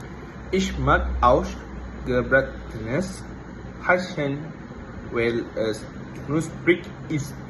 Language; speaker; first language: German; non-native, learner; Malay